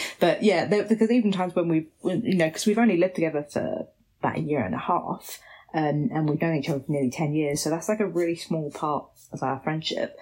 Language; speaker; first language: English; native; English